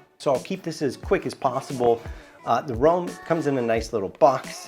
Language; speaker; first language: English; native; English